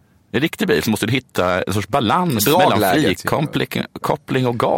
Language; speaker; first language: Swedish; native; Swedish